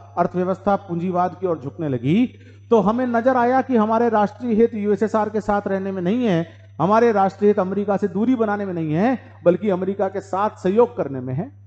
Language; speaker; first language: Hindi; native; Hindi